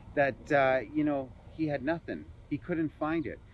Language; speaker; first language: English; native; English